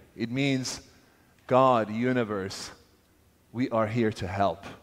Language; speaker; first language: English; non-native, fluent; Persian